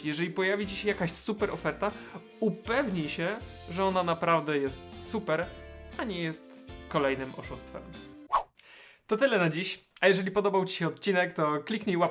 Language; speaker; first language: Polish; native; Polish